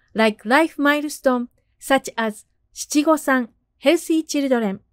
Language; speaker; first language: English; non-native, fluent; Japanese